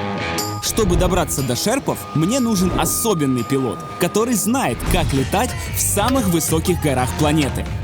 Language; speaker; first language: Russian; native; Russian